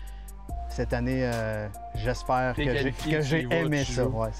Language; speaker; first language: French; native; French